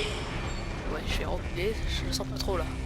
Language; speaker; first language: French; native; French